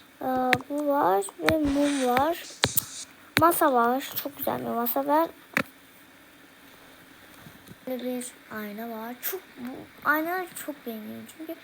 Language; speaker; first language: Turkish; early bilingual, heritage; Turkish